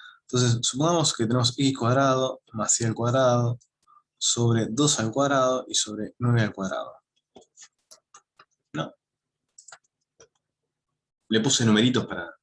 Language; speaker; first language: Spanish; native; Spanish